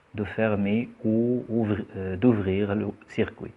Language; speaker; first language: French; non-native, local second language; Arabic